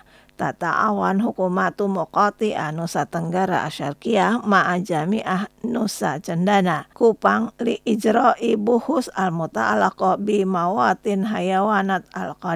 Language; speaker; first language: Arabic; non-native, fluent; Indonesian